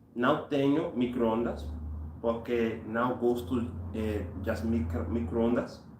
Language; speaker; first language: Portuguese; non-native, learner; English